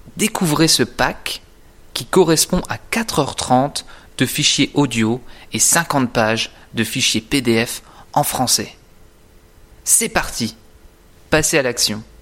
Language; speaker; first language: French; native; French